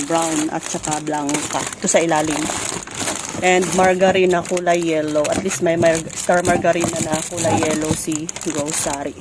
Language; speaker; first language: Filipino; non-native, local second language; Cebuano